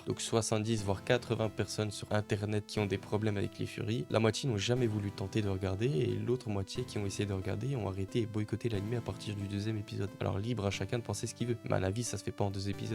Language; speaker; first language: French; native; French